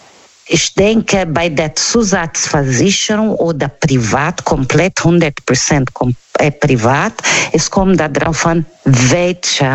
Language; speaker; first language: German; non-native, learner; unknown